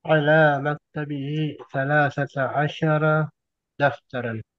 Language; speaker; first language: Arabic; non-native, learner; Indonesian